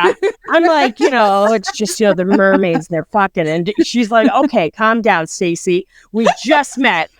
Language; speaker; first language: English; native; English